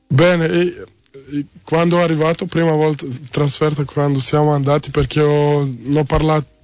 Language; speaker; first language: Italian; non-native, learner; Serbian